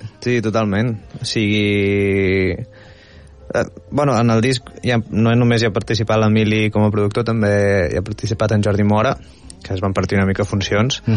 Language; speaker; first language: Catalan; native; Catalan